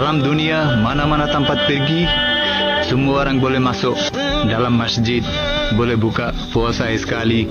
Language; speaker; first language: Malay; non-native, learner; Bangla